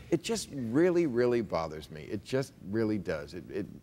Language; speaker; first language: English; native; English